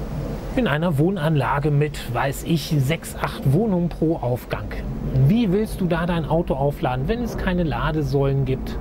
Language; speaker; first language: German; native; German